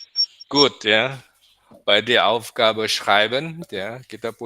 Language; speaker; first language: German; non-native, fluent; Indonesian